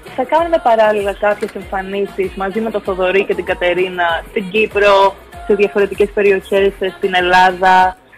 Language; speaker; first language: Greek; early bilingual, heritage; Greek